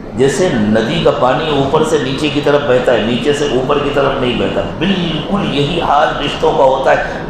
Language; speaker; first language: Urdu; native; Urdu